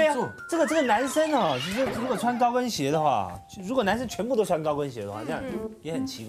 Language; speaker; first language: Chinese; native; Chinese